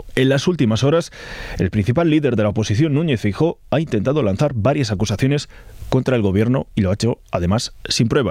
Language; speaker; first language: Spanish; native; Spanish